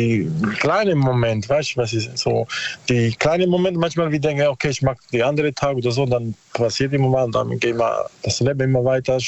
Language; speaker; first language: German; non-native, learner; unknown